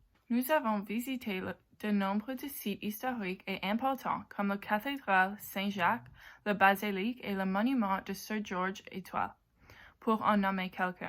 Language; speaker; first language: French; non-native, local second language; English